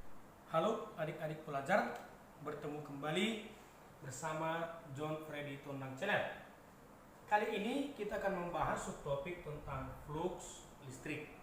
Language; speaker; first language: Indonesian; native; Indonesian